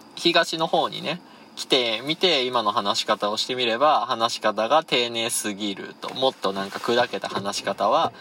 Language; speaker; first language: Japanese; native; Japanese